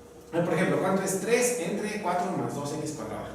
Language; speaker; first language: Spanish; native; Spanish